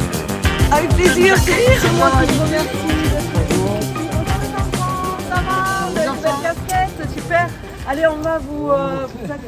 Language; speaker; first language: French; native; French